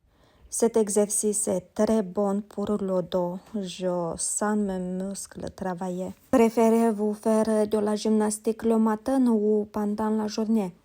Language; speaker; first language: French; non-native, learner; Romanian